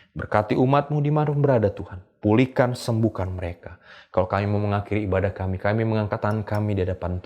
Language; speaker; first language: Indonesian; native; Indonesian